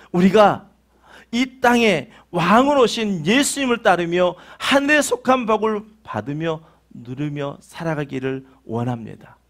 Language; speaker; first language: Korean; native; Korean